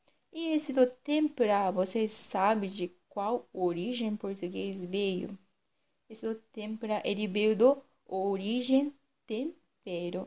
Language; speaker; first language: Portuguese; non-native, local second language; Japanese